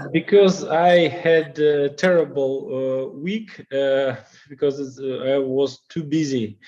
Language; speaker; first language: English; non-native, learner; Russian